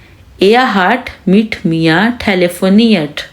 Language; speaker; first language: German; non-native, fluent; Urdu